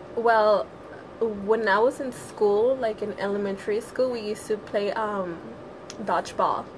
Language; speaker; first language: English; native; English